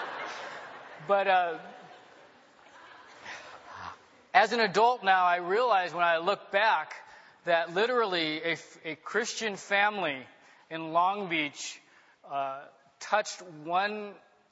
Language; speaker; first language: English; native; English